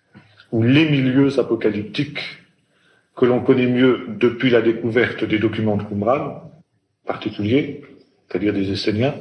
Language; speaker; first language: French; native; French